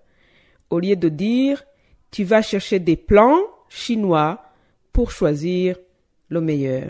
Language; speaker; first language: French; non-native, local second language; Rundi